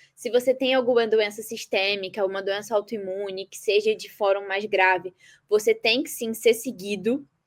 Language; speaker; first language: Portuguese; native; Portuguese